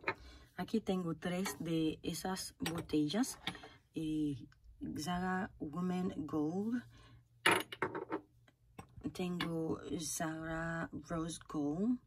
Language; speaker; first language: Spanish; non-native, fluent; Haitian Creole